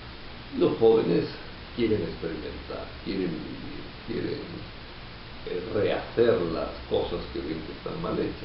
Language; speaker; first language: Spanish; native; Spanish